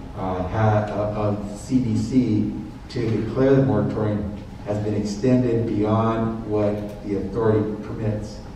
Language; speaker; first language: English; early bilingual, other home language; Spanish